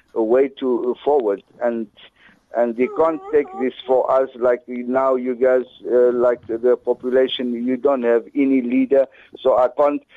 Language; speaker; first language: English; non-native, fluent; Arabic